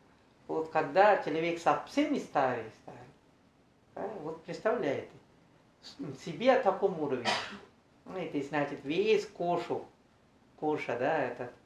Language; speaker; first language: Russian; non-native, learner; Sinhala